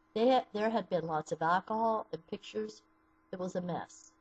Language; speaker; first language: English; native; English